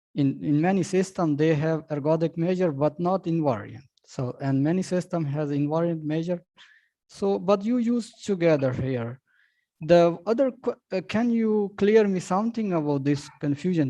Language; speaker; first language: English; non-native, local second language; Urdu